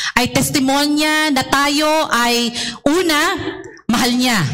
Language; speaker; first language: Filipino; native; Filipino